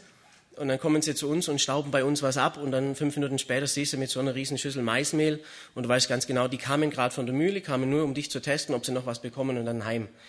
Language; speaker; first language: German; native; German